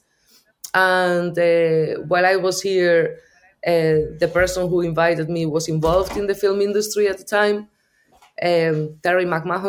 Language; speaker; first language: English; non-native, fluent; Spanish